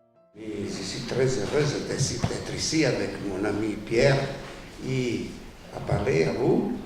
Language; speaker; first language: French; non-native, fluent; Italian